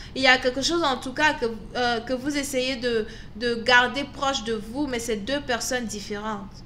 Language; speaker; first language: French; native; French